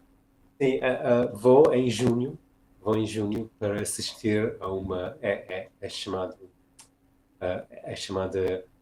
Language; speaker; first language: Portuguese; non-native, fluent; English